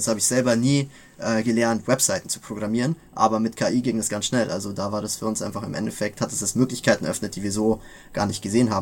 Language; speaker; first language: German; native; German